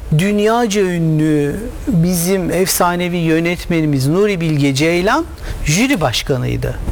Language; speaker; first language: Turkish; native; Turkish